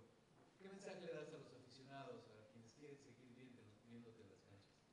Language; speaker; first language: Spanish; native; Spanish